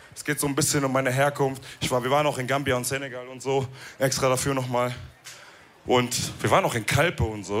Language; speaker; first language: German; early bilingual, other home language; Wolof